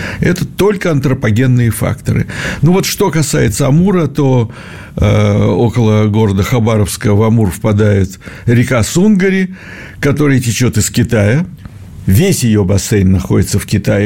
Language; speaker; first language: Russian; native; Russian